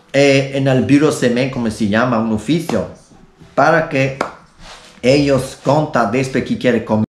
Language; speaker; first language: Spanish; non-native, learner; Italian